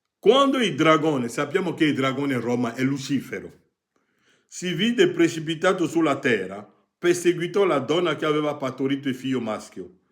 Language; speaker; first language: Italian; non-native, fluent; French